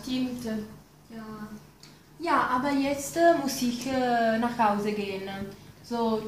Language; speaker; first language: German; non-native, learner; Italian